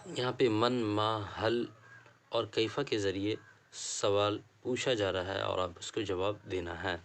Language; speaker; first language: Urdu; native; Urdu